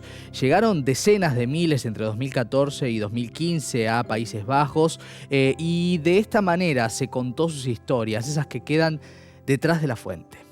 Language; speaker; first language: Spanish; native; Spanish